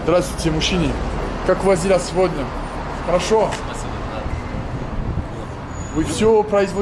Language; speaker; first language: Russian; non-native, learner; French